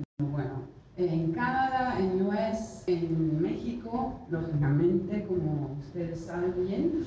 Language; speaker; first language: Spanish; non-native, fluent; Italian